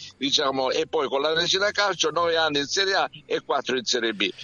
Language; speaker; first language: Italian; native; Italian